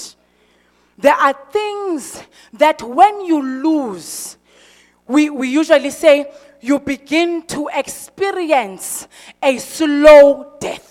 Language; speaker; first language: English; non-native, local second language; Xhosa